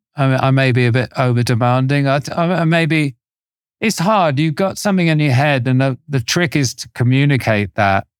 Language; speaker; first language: English; native; English